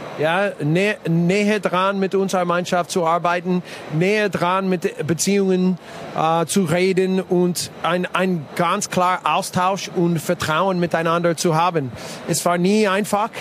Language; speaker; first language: German; non-native, fluent; English